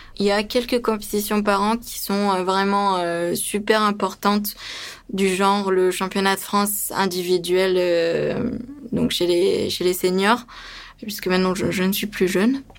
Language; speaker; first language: French; early bilingual, other home language; Romanian